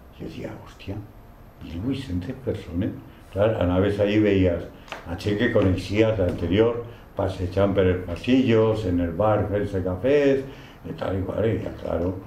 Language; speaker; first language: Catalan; non-native, local second language; Spanish